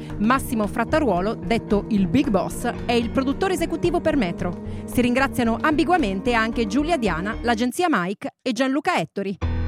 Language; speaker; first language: Italian; native; Italian